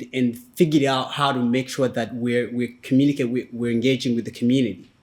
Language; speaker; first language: English; non-native, fluent; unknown